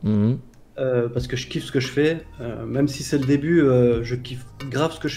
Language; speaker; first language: French; native; French